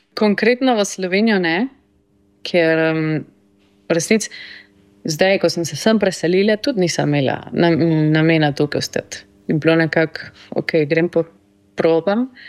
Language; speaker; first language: Slovenian; early bilingual, heritage; Slovenian